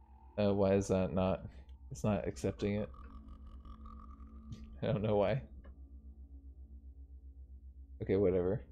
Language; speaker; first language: English; native; English